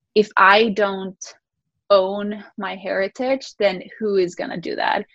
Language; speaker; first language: English; early bilingual, other home language; Spanish